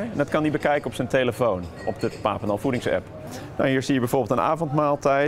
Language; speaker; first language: Dutch; native; Dutch